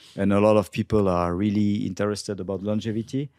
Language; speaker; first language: English; non-native, fluent; French